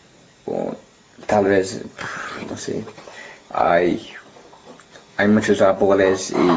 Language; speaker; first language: Spanish; non-native, learner; English